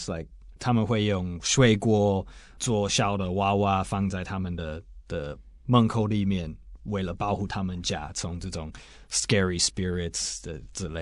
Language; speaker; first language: Chinese; non-native, fluent; English